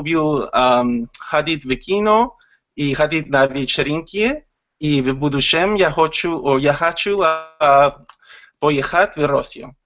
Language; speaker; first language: Russian; non-native, learner; Spanish